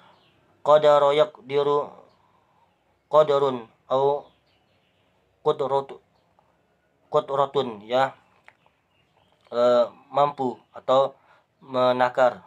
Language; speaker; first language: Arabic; non-native, fluent; Indonesian